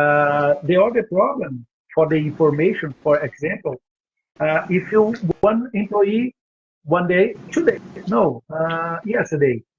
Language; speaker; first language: English; non-native, learner; Portuguese